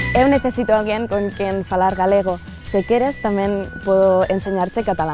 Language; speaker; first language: Galician; non-native, learner; Catalan